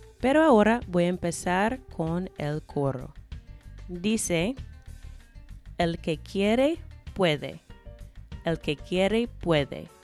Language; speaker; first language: Spanish; non-native, fluent; English